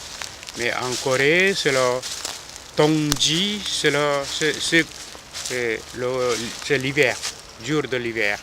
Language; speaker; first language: French; non-native, fluent; Korean